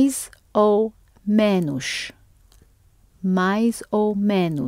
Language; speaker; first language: Portuguese; non-native, fluent; English